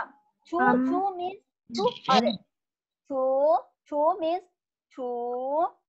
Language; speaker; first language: English; non-native, learner; Persian